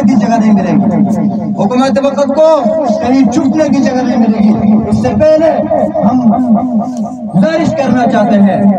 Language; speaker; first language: Urdu; non-native, local second language; Shina